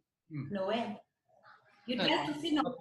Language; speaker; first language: English; non-native, local second language; Kinyarwanda